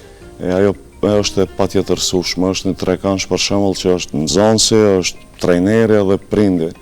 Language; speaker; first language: Albanian; native; Albanian